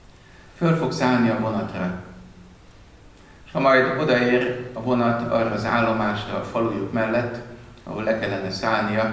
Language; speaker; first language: Hungarian; native; Hungarian